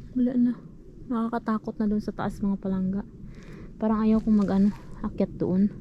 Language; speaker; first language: Filipino; non-native, local second language; Cebuano